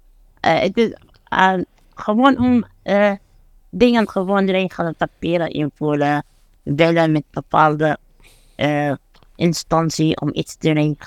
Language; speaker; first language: Dutch; non-native, fluent; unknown